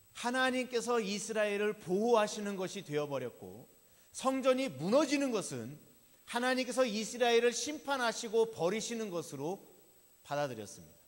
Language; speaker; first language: Korean; native; Korean